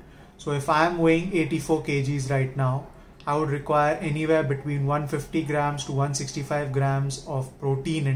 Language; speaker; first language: English; non-native, local second language; Hindi